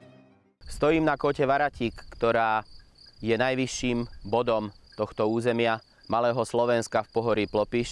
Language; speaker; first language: Slovak; native; Slovak